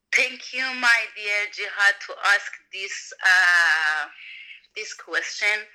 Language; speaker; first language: English; non-native, learner; Persian